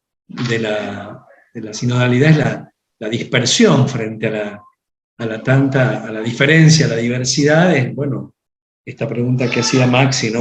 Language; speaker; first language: Spanish; native; Spanish